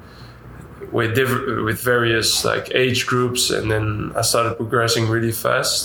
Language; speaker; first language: English; non-native, fluent; Dutch